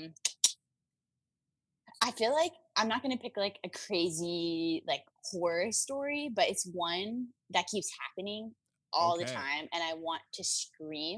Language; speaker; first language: English; native; English